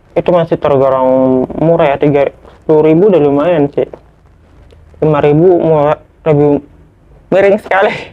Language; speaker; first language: Indonesian; native; Indonesian